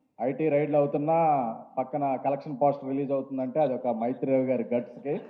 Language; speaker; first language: Telugu; native; Telugu